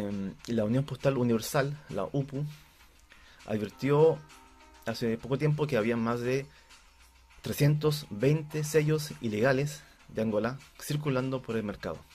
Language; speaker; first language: Spanish; native; Spanish